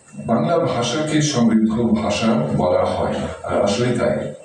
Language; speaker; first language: Bangla; non-native, fluent; German